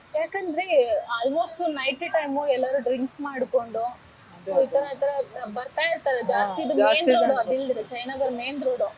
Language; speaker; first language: Kannada; native; Kannada